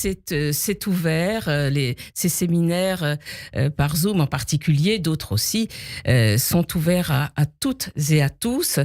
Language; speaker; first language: French; native; French